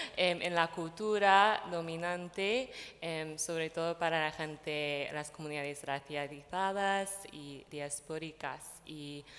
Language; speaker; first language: Spanish; non-native, fluent; English